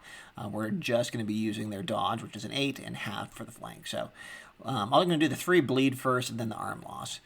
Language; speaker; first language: English; native; English